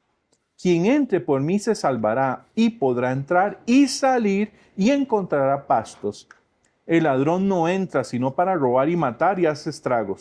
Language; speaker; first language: Spanish; native; Spanish